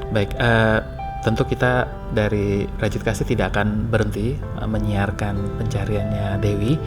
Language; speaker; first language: Indonesian; native; Indonesian